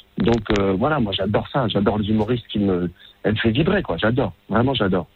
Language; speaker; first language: French; non-native, local second language; Arabic